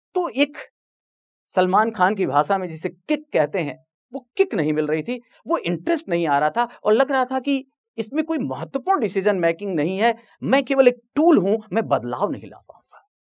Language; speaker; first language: Hindi; native; Hindi